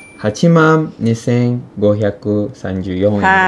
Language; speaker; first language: Japanese; non-native, fluent; Indonesian